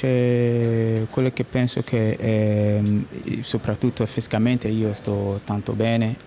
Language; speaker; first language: Italian; non-native, fluent; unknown